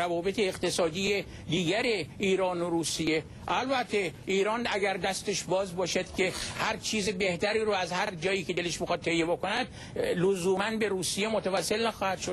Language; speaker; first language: Persian; native; Persian